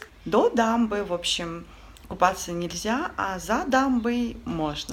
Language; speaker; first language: Russian; native; Russian